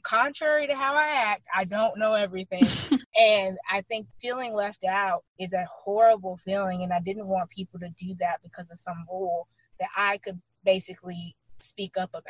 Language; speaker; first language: English; native; English